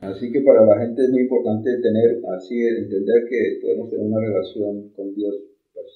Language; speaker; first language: Spanish; native; Spanish